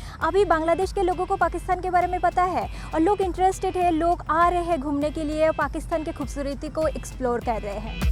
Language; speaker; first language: Hindi; non-native, fluent; Bangla